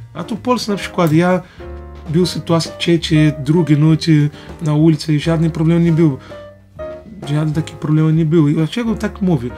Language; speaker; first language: Polish; non-native, learner; Portuguese